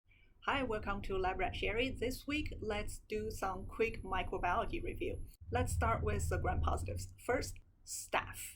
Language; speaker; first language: English; non-native, fluent; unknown